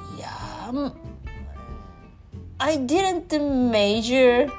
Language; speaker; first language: English; non-native, learner; Japanese